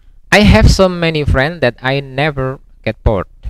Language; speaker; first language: English; non-native, fluent; Indonesian